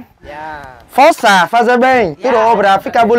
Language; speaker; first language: Portuguese; non-native, learner; Vietnamese